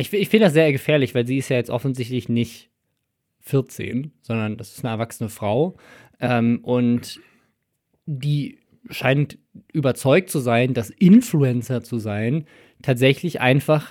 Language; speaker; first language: German; native; German